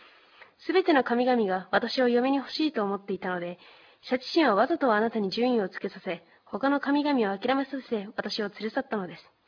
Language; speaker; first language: Japanese; native; Japanese